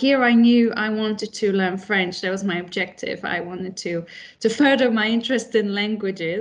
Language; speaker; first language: English; non-native, fluent; Polish